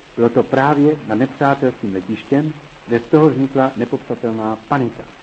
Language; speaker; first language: Czech; native; Czech